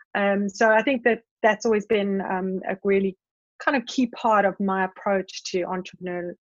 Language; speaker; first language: English; native; English